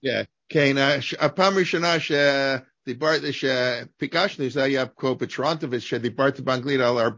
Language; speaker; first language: Hebrew; non-native, fluent; English